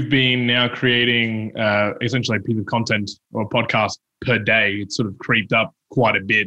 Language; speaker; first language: English; early bilingual, other home language; Spanish